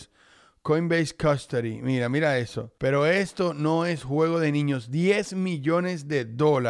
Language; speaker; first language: Spanish; native; Spanish